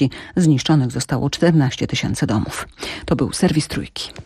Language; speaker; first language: Polish; native; Polish